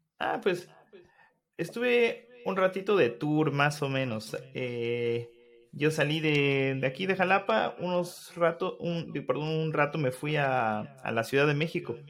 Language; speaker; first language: Spanish; native; Spanish